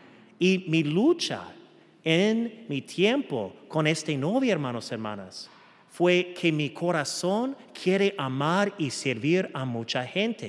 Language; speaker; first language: Spanish; early bilingual, heritage; English